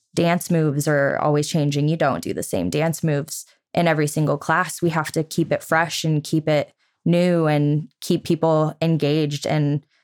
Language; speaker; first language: English; native; English